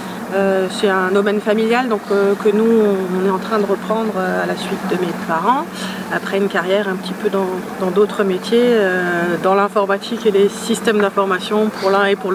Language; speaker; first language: French; native; French